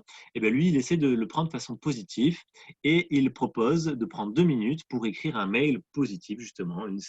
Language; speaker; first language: French; native; French